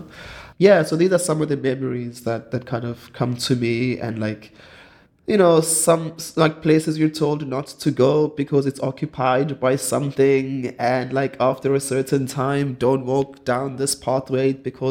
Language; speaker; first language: English; non-native, local second language; Zulu